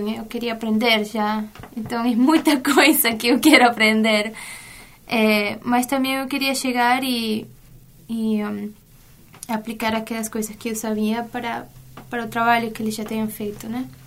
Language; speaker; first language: Portuguese; non-native, fluent; Spanish